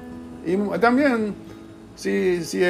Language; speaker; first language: Spanish; early bilingual, heritage; English